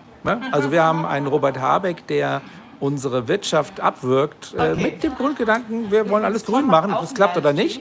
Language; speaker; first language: German; native; German